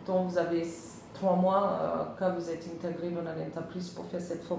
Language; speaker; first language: French; non-native, learner; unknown